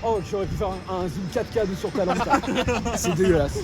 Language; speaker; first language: French; native; French